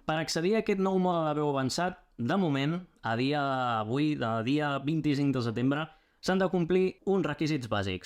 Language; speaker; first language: Catalan; native; Catalan